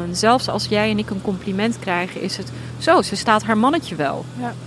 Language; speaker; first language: Dutch; native; Dutch